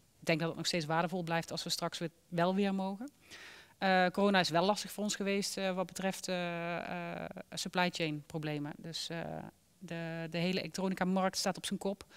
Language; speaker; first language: Dutch; native; Dutch